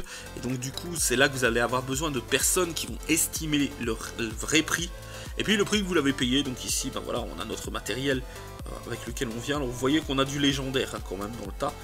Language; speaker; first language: French; native; French